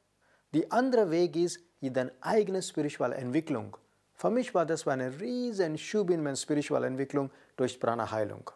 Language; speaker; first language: German; non-native, learner; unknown